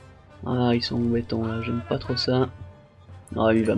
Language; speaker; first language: French; native; French